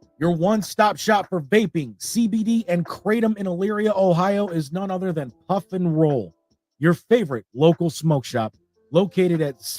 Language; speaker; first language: English; native; English